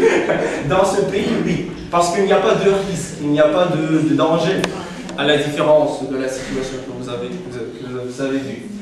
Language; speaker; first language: French; non-native, fluent; Russian